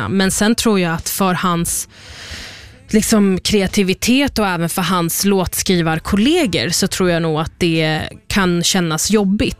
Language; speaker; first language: Swedish; native; Swedish